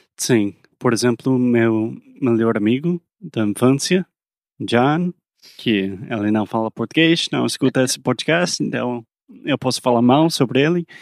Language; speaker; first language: Portuguese; non-native, fluent; English